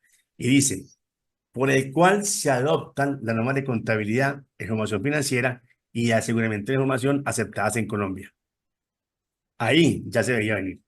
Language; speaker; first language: Spanish; native; Spanish